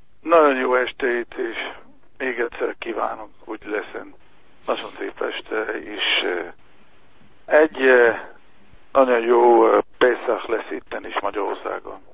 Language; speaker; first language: Hungarian; early bilingual, heritage; Hungarian